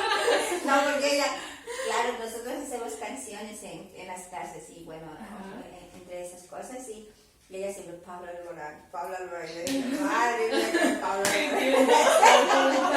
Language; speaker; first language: Spanish; native; Spanish